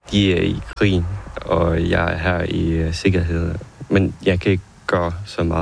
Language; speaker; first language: Danish; non-native, fluent; Ukrainian